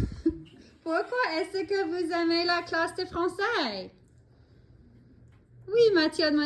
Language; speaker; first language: French; non-native, fluent; English